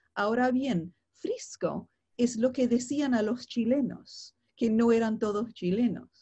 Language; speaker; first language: Spanish; non-native, fluent; English